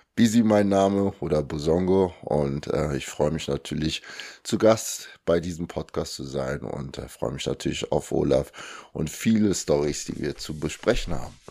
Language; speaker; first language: German; early bilingual, other home language; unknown